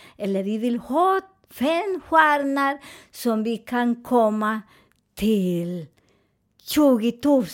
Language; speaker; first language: Swedish; non-native, fluent; Spanish